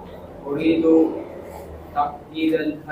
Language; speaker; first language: Arabic; non-native, learner; Filipino